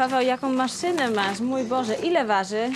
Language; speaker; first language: Polish; early bilingual, heritage; Polish